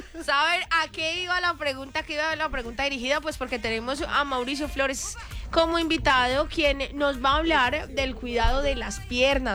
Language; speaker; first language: Spanish; native; Spanish